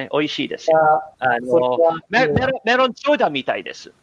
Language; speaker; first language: Japanese; non-native, learner; English